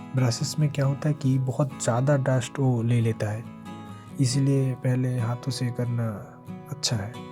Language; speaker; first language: Hindi; non-native, local second language; Bangla